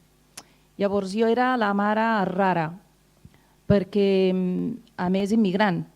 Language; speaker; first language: Catalan; non-native, fluent; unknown